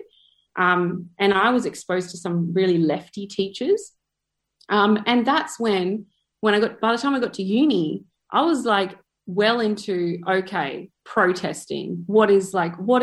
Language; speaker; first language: English; native; English